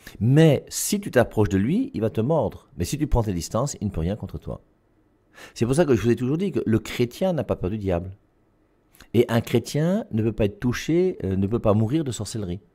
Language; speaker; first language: French; native; French